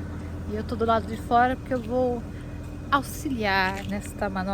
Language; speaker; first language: Portuguese; native; Portuguese